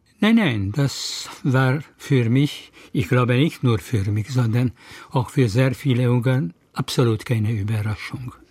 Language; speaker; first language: German; non-native, fluent; Hungarian